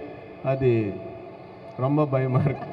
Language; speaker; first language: Tamil; non-native, learner; Telugu